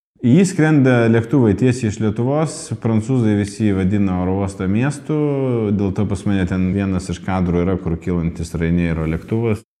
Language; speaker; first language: Lithuanian; non-native, local second language; Russian